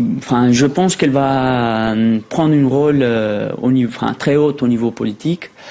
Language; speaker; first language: French; non-native, fluent; Spanish